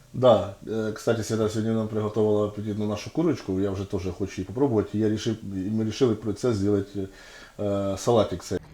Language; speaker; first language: Ukrainian; non-native, local second language; Russian